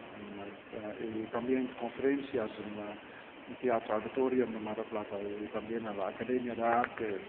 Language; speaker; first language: Spanish; non-native, learner; Dutch